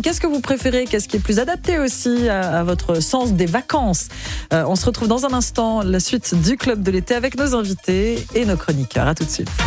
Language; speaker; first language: French; native; French